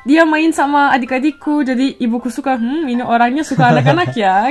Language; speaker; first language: Indonesian; non-native, fluent; Turkish